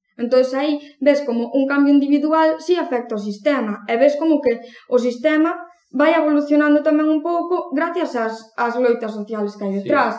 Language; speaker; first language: Galician; non-native, local second language; Spanish